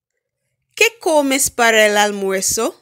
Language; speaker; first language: Spanish; non-native, fluent; English